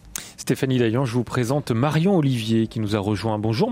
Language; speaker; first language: French; native; French